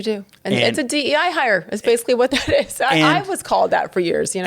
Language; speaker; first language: English; native; English